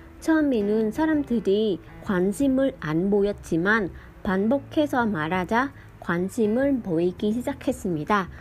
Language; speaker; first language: Korean; non-native, fluent; Vietnamese